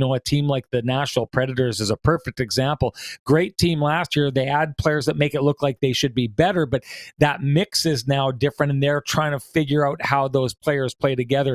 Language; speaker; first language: English; native; English